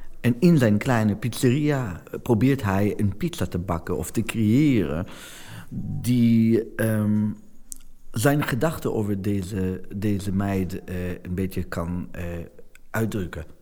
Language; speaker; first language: Dutch; non-native, fluent; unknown